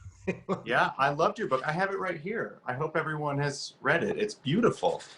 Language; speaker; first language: English; native; English